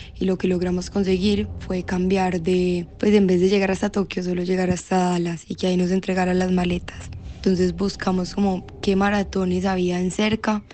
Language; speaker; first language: Spanish; native; Spanish